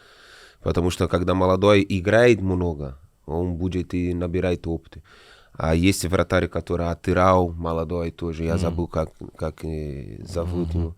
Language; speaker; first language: Russian; non-native, learner; Portuguese